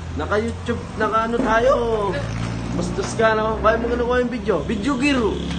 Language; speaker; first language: Filipino; non-native, local second language; Pampanga